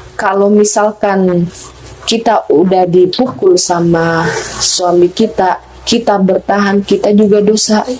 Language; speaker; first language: Indonesian; non-native, local second language; Batak Toba